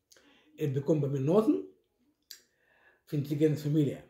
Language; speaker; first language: German; non-native, learner; Russian